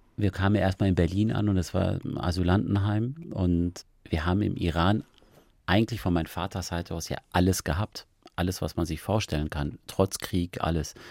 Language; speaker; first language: German; early bilingual, other home language; Persian